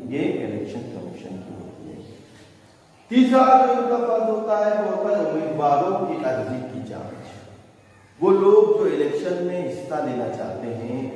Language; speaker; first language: Urdu; native; Urdu